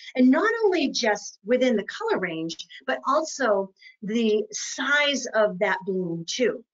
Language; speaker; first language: English; native; English